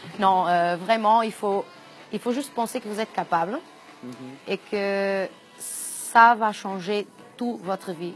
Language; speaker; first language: French; non-native, fluent; Portuguese